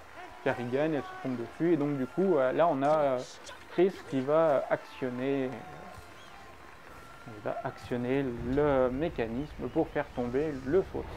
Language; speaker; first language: French; native; French